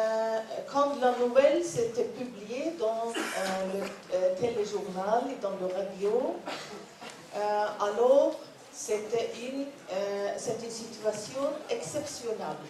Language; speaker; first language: French; non-native, learner; Norwegian